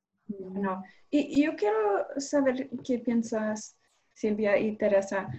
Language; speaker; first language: Spanish; non-native, learner; English